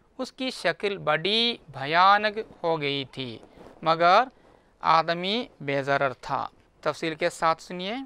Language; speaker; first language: Hindi; non-native, local second language; Malayalam